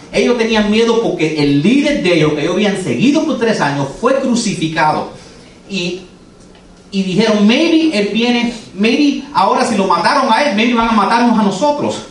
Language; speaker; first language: Spanish; early bilingual, heritage; Spanish